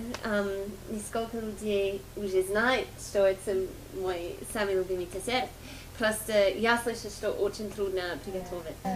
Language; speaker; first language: Russian; non-native, fluent; English